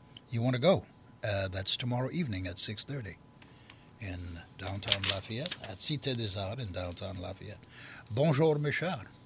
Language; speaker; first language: English; early bilingual, other home language; French